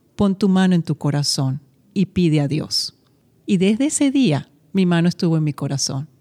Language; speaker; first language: Spanish; native; Spanish